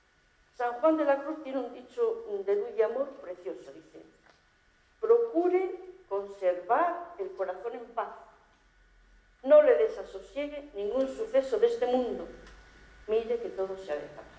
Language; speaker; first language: Spanish; native; Spanish